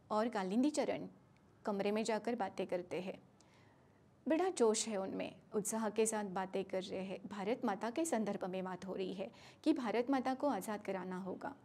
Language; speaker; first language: Hindi; non-native, local second language; Marathi